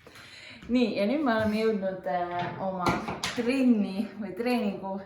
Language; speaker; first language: Estonian; native; Estonian